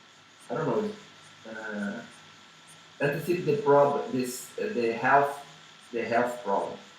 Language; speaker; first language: English; non-native, learner; Portuguese